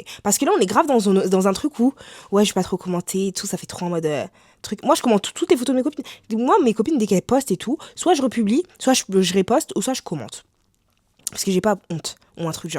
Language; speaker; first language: French; native; French